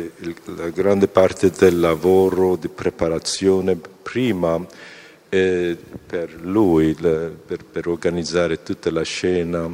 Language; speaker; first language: Italian; non-native, fluent; Korean